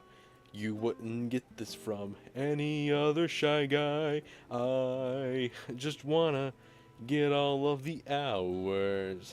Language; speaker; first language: English; native; English